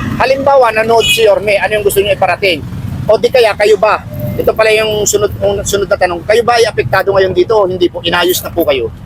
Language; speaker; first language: Filipino; native; Filipino